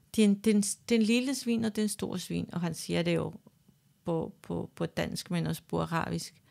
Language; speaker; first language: Danish; non-native, fluent; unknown